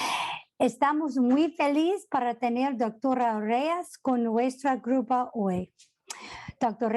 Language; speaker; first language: Spanish; non-native, fluent; English